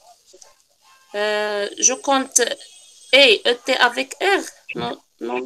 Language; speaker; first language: French; non-native, local second language; Arabic